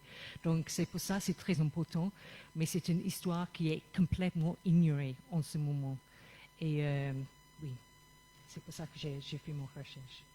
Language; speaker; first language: French; non-native, fluent; English